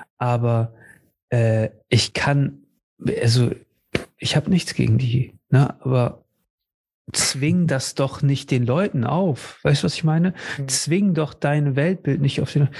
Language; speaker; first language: German; native; German